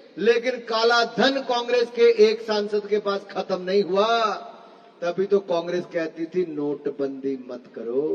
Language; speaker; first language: Hindi; native; Hindi